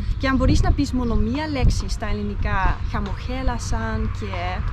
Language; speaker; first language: Greek; non-native, learner; Dutch